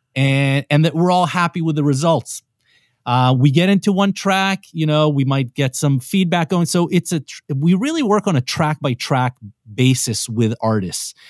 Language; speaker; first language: English; non-native, fluent; Hebrew